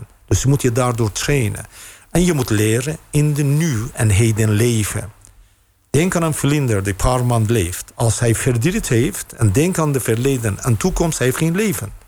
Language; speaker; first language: Dutch; non-native, fluent; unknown